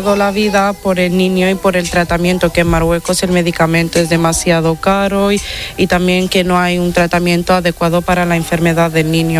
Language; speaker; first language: Spanish; non-native, fluent; Italian